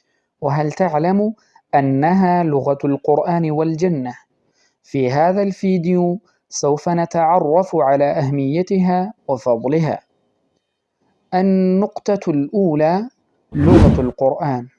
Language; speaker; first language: Arabic; non-native, fluent; Pashto